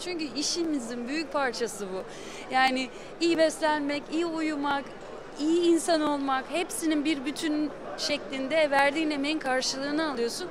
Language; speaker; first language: Turkish; native; Turkish